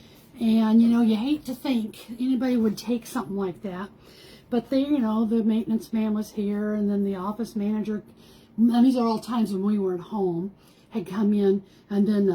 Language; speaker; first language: English; native; English